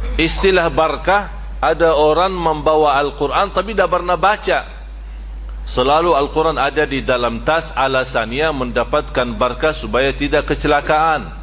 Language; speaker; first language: Malay; non-native, fluent; Arabic